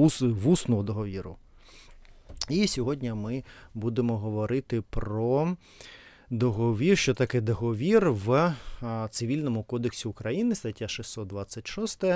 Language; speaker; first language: Ukrainian; non-native, fluent; Russian